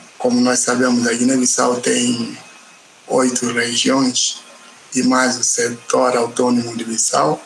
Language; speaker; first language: Portuguese; non-native, local second language; Upper Guinea Crioulo